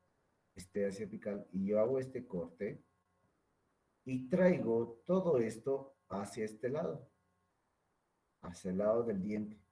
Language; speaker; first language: Spanish; native; Spanish